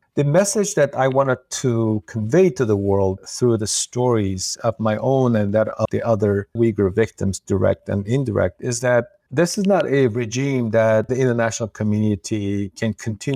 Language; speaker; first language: English; non-native, fluent; Uyghur